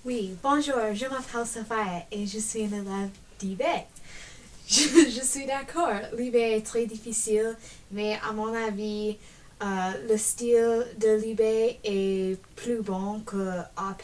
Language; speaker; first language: French; non-native, learner; English